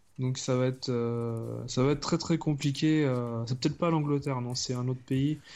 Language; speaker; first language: French; native; French